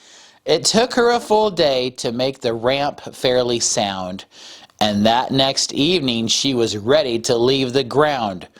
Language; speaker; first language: English; native; English